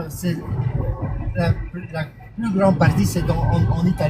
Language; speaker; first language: French; non-native, fluent; Dutch